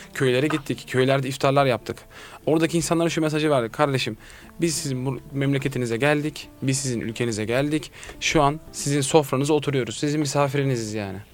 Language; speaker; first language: Turkish; native; Turkish